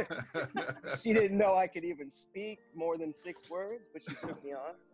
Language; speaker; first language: English; native; English